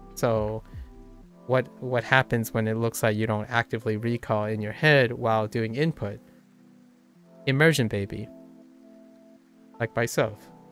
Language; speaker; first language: English; native; English